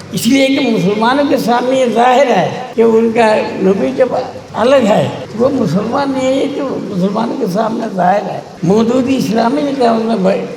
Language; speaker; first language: Urdu; non-native, fluent; Bangla